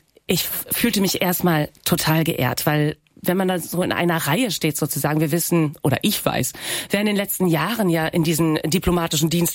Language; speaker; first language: German; non-native, local second language; Low German